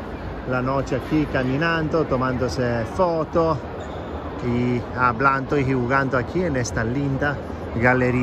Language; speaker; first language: Spanish; non-native, fluent; Italian